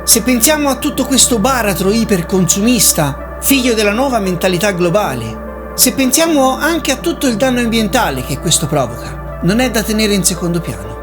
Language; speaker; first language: Italian; native; Italian